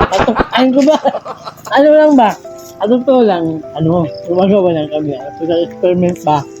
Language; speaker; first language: Filipino; non-native, local second language; Cebuano